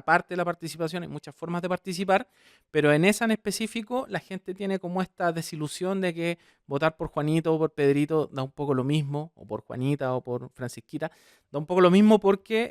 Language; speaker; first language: Spanish; native; Spanish